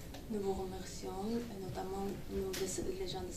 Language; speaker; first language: French; non-native, fluent; Armenian